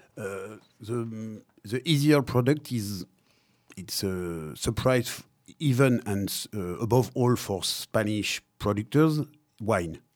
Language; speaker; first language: English; non-native, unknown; French